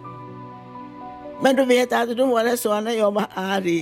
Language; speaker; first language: Swedish; non-native, fluent; Italian